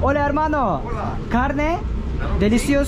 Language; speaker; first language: Spanish; non-native, learner; Turkish